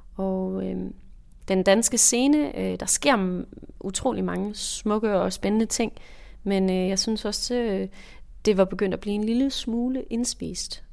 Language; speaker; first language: Danish; native; Danish